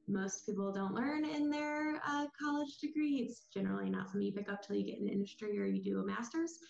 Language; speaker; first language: English; native; English